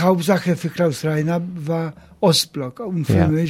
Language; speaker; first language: German; non-native, learner; Polish